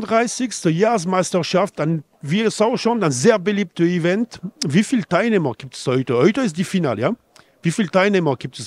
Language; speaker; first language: German; non-native, fluent; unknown